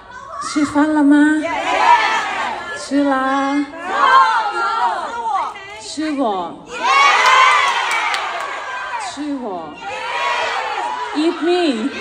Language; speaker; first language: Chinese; non-native, learner; Thai